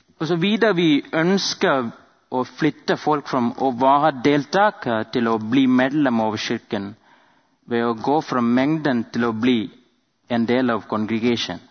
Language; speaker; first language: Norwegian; non-native, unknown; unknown